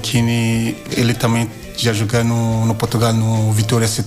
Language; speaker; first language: Portuguese; non-native, learner; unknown